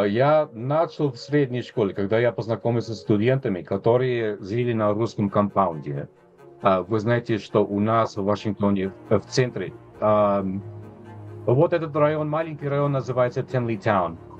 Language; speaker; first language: Russian; non-native, fluent; English